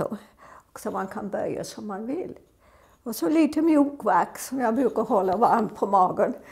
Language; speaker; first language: Swedish; non-native, fluent; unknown